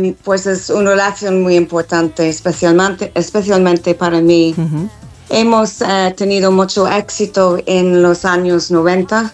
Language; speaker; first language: Spanish; non-native, fluent; English